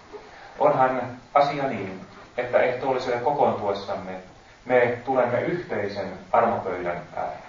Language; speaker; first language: Finnish; native; Finnish